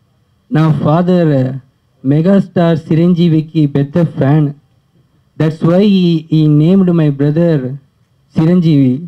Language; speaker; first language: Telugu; early bilingual, heritage; Telugu